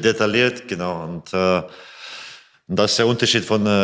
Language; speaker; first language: German; non-native, fluent; Latvian